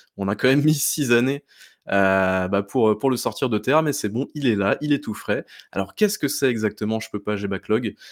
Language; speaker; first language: French; native; French